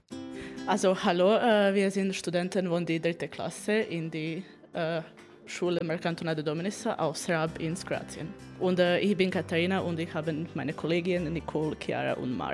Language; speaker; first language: German; non-native, learner; Croatian